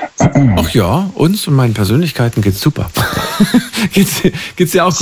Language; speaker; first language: German; native; German